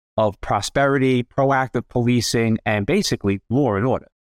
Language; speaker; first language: English; native; English